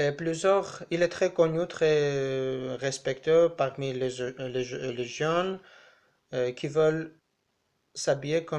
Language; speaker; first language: French; non-native, learner; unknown